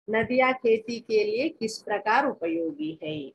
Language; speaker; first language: Hindi; non-native, local second language; Telugu